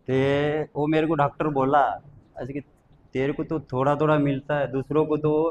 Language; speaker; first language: Hindi; non-native, local second language; Marathi